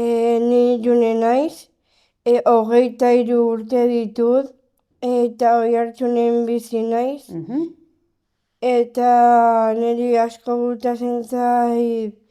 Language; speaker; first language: Basque; non-native, local second language; Spanish